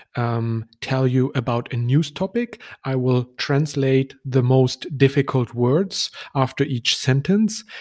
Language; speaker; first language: English; non-native, fluent; German